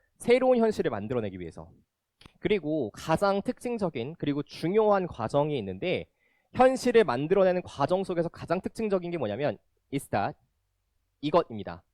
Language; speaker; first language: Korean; native; Korean